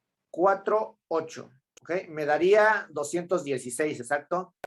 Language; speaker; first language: Spanish; native; Spanish